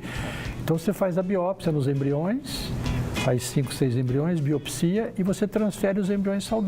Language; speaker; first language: Portuguese; native; Portuguese